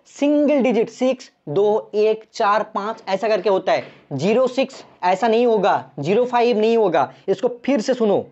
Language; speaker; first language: Hindi; non-native, local second language; Bangla